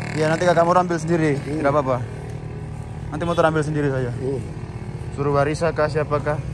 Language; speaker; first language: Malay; non-native, local second language; Javanese